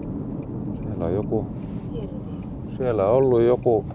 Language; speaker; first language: Finnish; native; Finnish